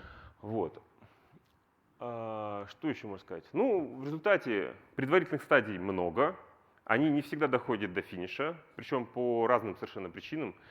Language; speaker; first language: Russian; native; Russian